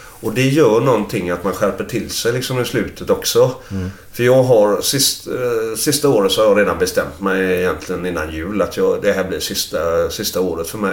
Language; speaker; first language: Swedish; native; Swedish